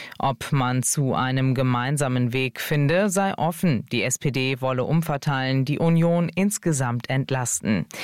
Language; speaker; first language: German; native; German